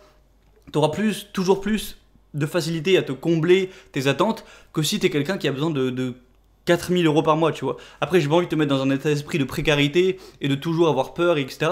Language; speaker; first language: French; native; French